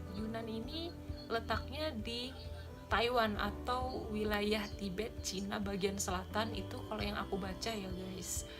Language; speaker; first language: Indonesian; native; Indonesian